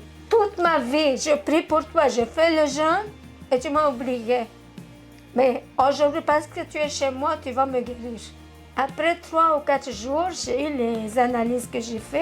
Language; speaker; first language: French; non-native, local second language; Arabic